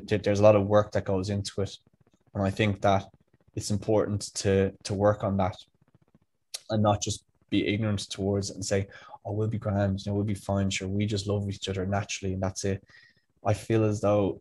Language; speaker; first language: English; native; English